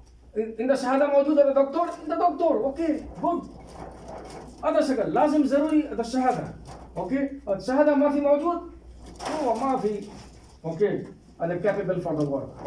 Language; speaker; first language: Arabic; non-native, learner; Hindi